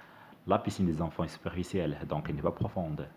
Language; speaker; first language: French; non-native, fluent; Arabic